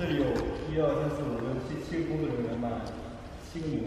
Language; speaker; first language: Chinese; native; Chinese